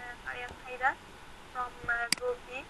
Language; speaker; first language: English; non-native, learner; Arabic